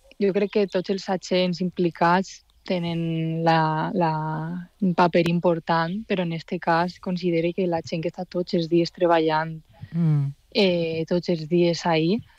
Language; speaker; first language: Catalan; native; Catalan